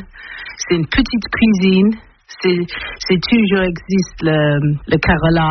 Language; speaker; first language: French; non-native, learner; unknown